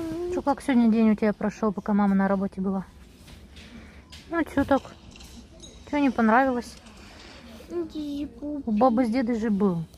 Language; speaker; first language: Russian; native; Russian